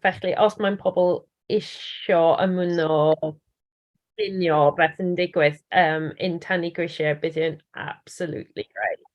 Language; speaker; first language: Welsh; non-native, learner; English